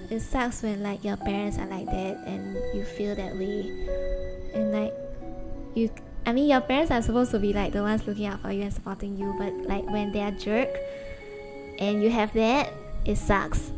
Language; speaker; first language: English; native; English